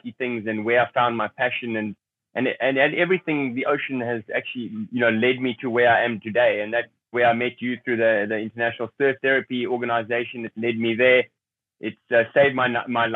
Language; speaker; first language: English; native; English